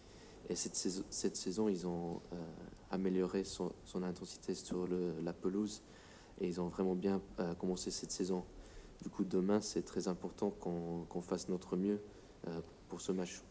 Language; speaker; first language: French; non-native, fluent; English